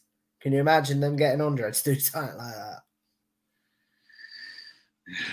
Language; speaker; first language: English; native; English